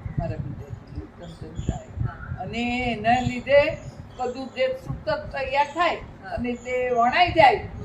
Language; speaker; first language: Gujarati; native; Gujarati